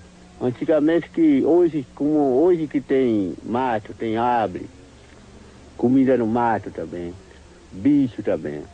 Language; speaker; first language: Portuguese; non-native, local second language; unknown